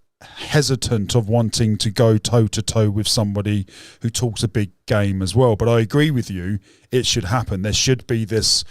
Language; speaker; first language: English; native; English